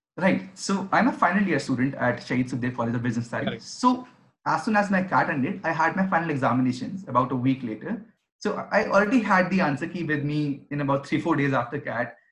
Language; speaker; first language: English; non-native, local second language; Hindi